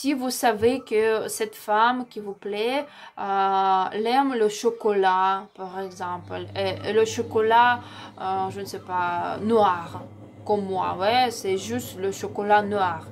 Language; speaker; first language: French; non-native, learner; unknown